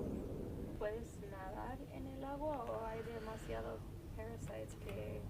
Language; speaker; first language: Spanish; non-native, learner; English